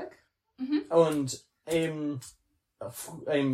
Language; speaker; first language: German; non-native, learner; English